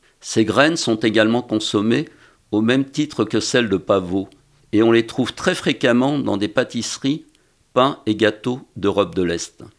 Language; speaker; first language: French; native; French